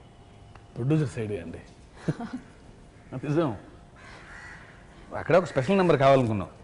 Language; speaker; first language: Telugu; native; Telugu